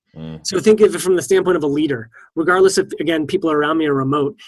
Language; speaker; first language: English; native; English